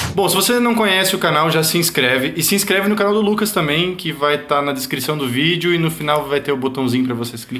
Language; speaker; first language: Portuguese; native; Portuguese